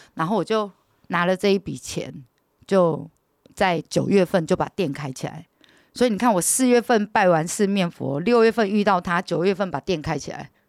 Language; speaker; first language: Chinese; native; Chinese